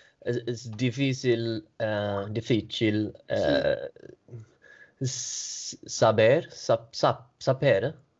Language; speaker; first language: Italian; non-native, learner; Swedish